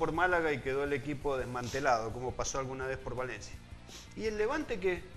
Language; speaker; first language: Spanish; native; Spanish